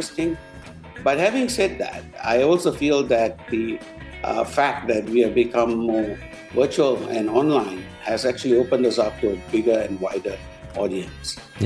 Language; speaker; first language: English; non-native, local second language; Tamil